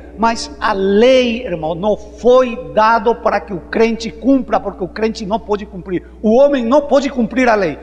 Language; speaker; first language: Portuguese; non-native, fluent; Spanish